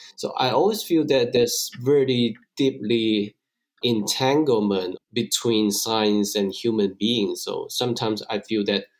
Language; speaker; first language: English; non-native, fluent; Chinese